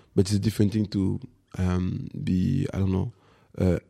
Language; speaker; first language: English; non-native, fluent; French